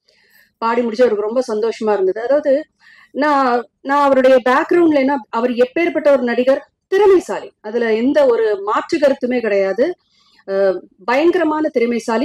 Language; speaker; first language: Tamil; native; Tamil